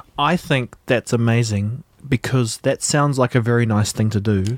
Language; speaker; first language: English; native; English